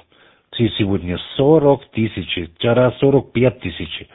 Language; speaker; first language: Russian; non-native, learner; German